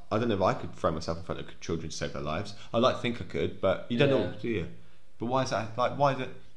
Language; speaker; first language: English; native; English